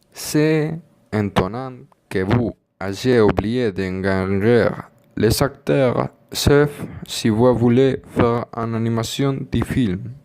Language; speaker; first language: French; non-native, learner; Spanish